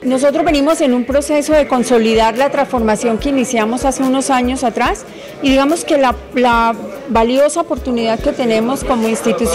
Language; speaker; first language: Spanish; native; Spanish